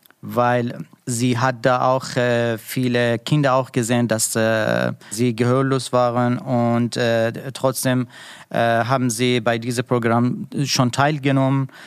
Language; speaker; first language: German; non-native, learner; Persian